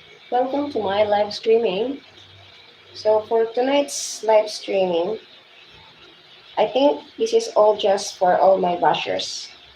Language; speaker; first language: English; non-native, local second language; Cebuano